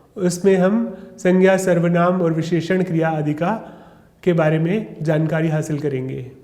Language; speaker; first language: Hindi; non-native, local second language; Sindhi